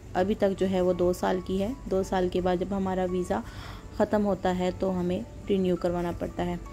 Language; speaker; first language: Urdu; native; Urdu